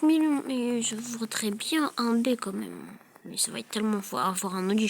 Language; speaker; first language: French; native; French